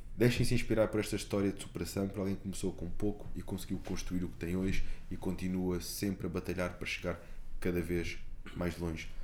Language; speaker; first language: Portuguese; native; Portuguese